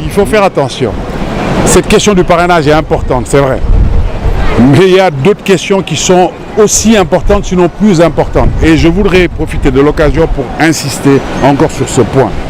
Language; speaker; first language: French; non-native, local second language; Wolof